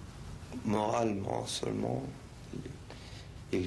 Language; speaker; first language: French; non-native, fluent; Spanish